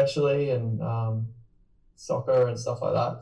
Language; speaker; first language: English; native; English